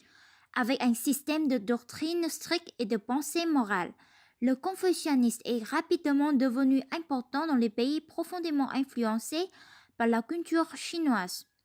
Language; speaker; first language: French; non-native, fluent; Vietnamese